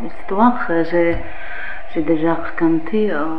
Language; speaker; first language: French; non-native, learner; Russian